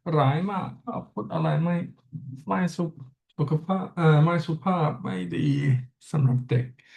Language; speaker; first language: Thai; non-native, learner; English